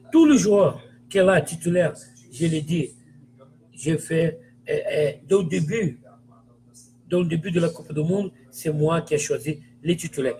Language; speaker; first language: French; non-native, fluent; Portuguese